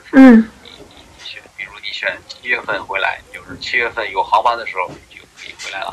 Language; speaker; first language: Chinese; native; Chinese